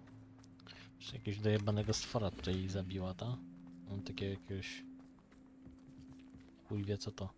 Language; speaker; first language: Polish; native; Polish